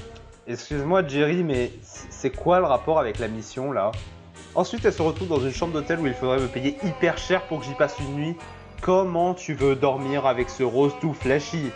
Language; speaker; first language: French; native; French